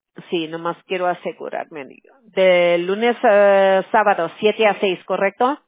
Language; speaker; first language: Spanish; early bilingual, heritage; Spanish